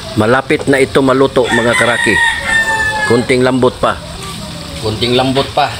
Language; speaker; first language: Filipino; non-native, local second language; Cebuano